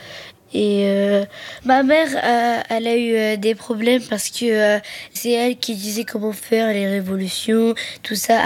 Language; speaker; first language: French; early bilingual, other home language; Arabic